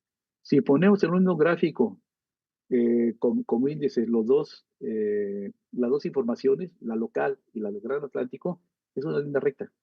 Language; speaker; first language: Spanish; native; Spanish